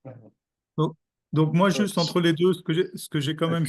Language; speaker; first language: French; native; French